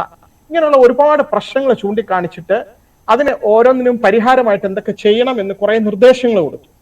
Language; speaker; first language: Malayalam; native; Malayalam